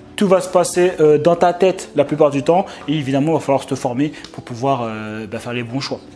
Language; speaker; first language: French; native; French